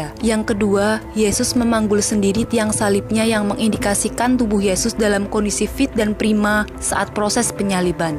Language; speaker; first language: Indonesian; native; Indonesian